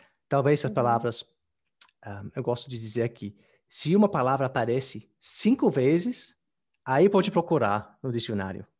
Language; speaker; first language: Portuguese; non-native, fluent; English